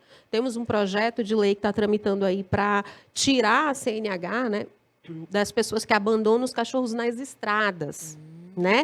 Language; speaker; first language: Portuguese; native; Portuguese